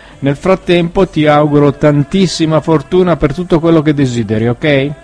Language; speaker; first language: Italian; native; Italian